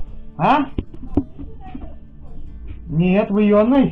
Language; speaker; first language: Russian; native; Russian